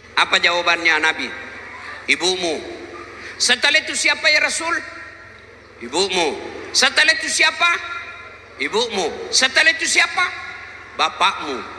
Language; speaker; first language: Indonesian; non-native, local second language; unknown